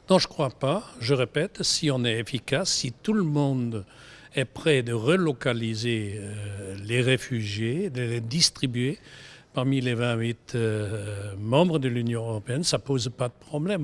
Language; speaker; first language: French; non-native, fluent; German